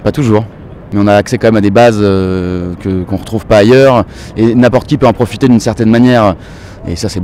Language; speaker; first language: French; native; French